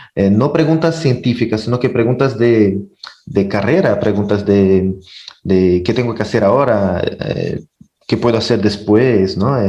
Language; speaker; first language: Spanish; non-native, fluent; Portuguese